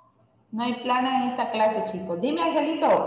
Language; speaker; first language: Spanish; native; Spanish